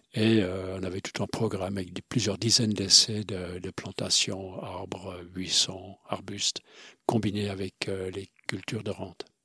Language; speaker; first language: French; non-native, local second language; Swiss German